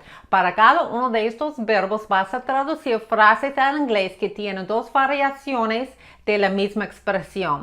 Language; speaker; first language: Spanish; non-native, fluent; English